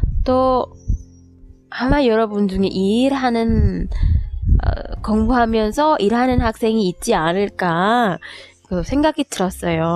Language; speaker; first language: Korean; non-native, fluent; Indonesian